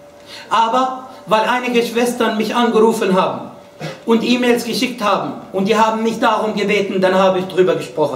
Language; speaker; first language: German; non-native, fluent; Arabic